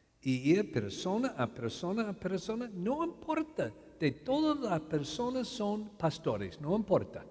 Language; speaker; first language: Spanish; non-native, learner; English